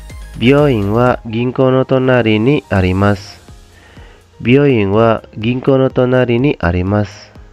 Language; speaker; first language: Japanese; non-native, fluent; Indonesian